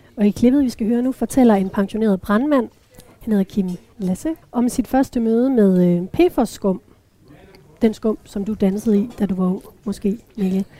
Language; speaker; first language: Danish; native; Danish